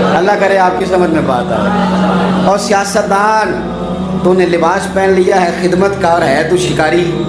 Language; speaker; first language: Urdu; non-native, local second language; Punjabi